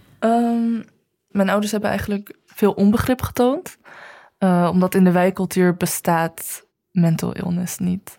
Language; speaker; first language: Dutch; early bilingual, other home language; Chinese